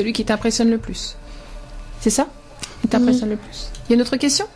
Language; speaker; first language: French; native; French